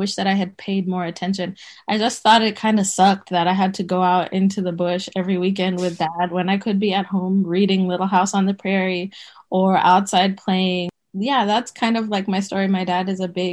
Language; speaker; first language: English; native; English